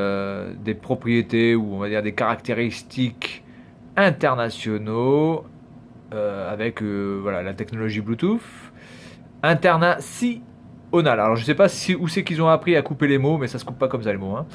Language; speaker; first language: French; native; French